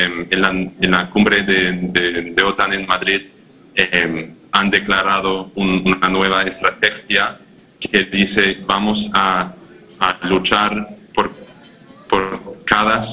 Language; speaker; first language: Spanish; non-native, fluent; English